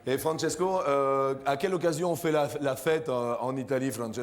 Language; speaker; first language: French; native; French